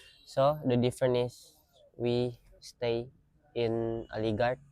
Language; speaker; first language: English; non-native, learner; Indonesian